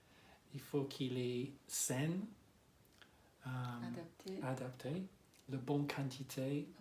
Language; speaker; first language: French; non-native, fluent; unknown